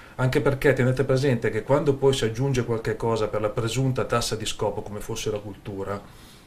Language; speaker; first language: Italian; native; Italian